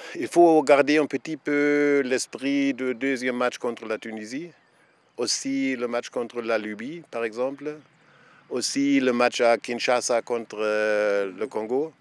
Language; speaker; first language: French; non-native, fluent; German